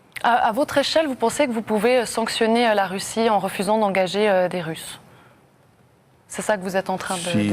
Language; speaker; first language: French; native; French